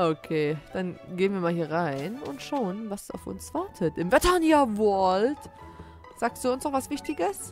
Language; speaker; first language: German; native; German